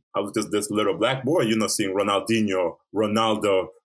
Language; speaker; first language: English; early bilingual, other home language; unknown